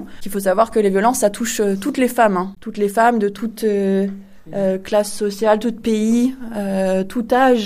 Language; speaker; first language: French; native; French